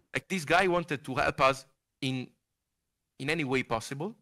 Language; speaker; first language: English; non-native, fluent; Italian